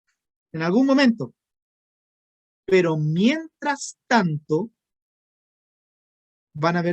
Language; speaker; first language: Spanish; native; Spanish